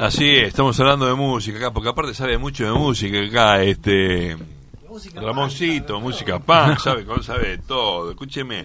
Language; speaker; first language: Spanish; native; Spanish